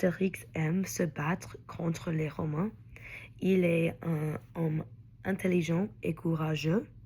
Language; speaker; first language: French; non-native, learner; English